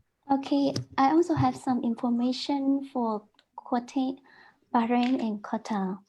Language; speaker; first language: English; non-native, learner; Vietnamese